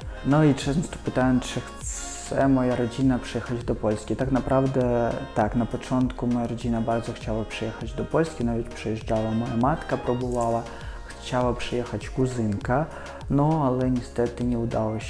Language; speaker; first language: Polish; non-native, fluent; Russian